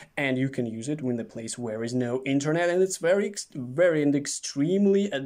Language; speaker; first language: English; non-native, fluent; Russian